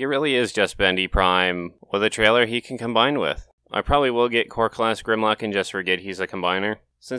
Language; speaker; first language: English; native; English